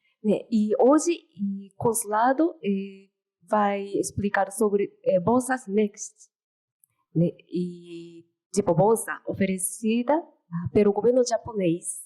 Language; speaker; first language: Portuguese; non-native, learner; Japanese